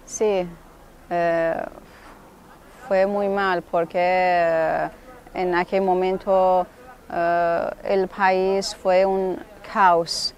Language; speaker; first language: Spanish; non-native, learner; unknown